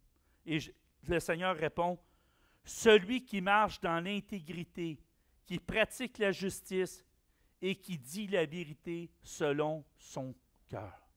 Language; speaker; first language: French; native; French